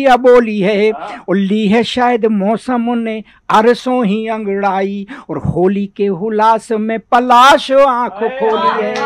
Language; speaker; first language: Hindi; native; Hindi